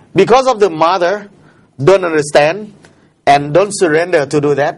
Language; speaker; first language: English; non-native, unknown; Thai